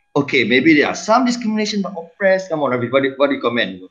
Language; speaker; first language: English; non-native, local second language; Malay